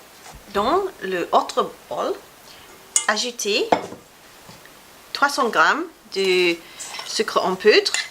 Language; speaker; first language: French; non-native, fluent; English